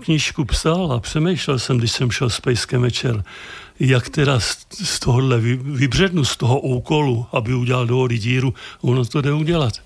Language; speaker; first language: Czech; native; Czech